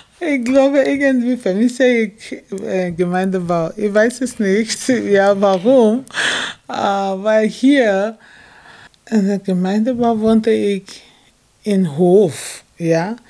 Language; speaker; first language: German; non-native, fluent; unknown